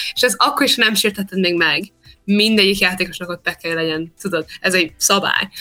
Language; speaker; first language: Hungarian; early bilingual, heritage; Hungarian